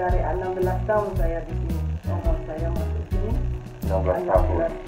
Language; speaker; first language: Indonesian; non-native, learner; Amharic